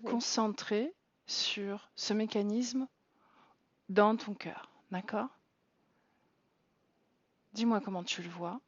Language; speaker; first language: French; native; French